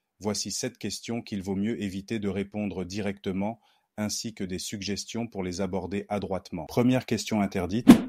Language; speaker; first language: French; non-native, local second language; Haitian Creole